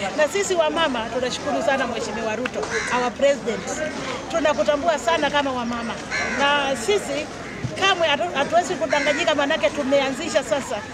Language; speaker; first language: Swahili; native; Swahili